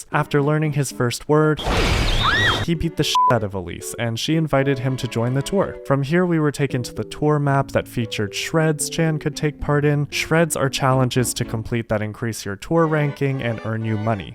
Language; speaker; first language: English; native; English